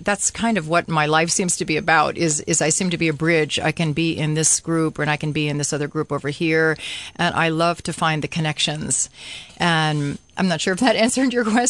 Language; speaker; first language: English; native; English